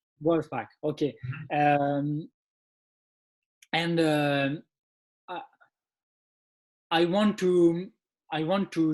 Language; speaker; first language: English; non-native, learner; French